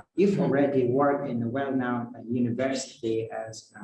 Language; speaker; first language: English; non-native, fluent; Kazakh